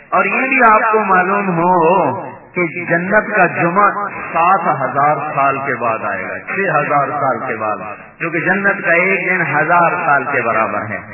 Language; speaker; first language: Urdu; non-native, local second language; Punjabi